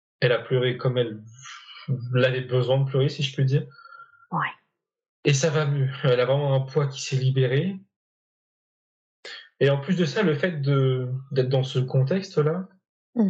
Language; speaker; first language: French; native; French